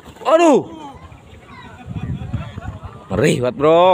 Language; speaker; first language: Indonesian; native; Indonesian